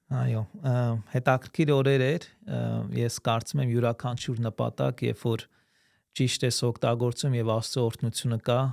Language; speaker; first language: Armenian; early bilingual, heritage; Armenian